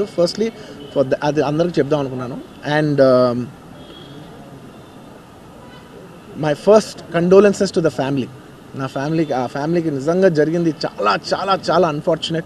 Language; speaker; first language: Telugu; native; Telugu